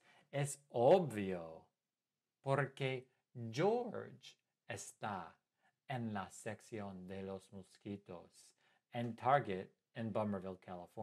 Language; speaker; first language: Spanish; non-native, fluent; English